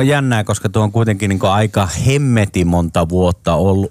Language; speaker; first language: Finnish; native; Finnish